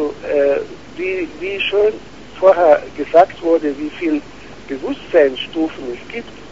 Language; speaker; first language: German; non-native, fluent; Arabic